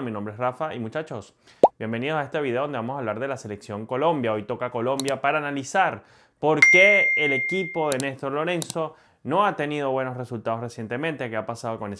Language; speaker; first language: Spanish; native; Spanish